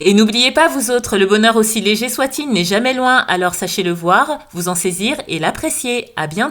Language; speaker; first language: French; native; French